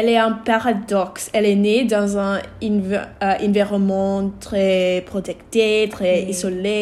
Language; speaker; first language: French; non-native, learner; English